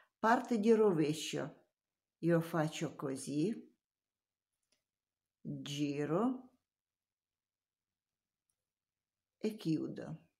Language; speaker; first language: Italian; non-native, learner; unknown